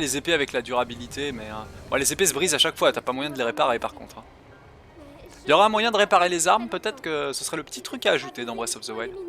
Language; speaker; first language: French; native; French